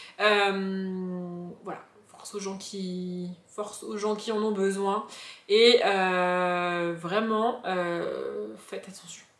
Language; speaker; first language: French; native; French